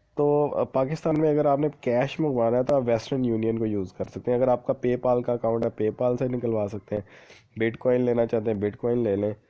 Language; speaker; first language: Urdu; non-native, local second language; Punjabi